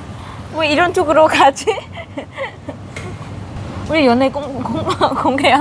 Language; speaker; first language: Korean; non-native, learner; Vietnamese